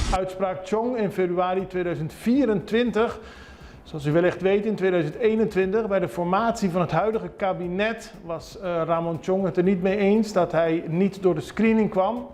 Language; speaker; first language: Dutch; non-native, local second language; Papiamento